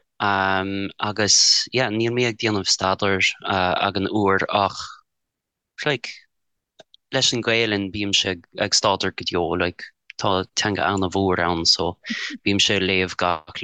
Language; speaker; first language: Irish; non-native, fluent; English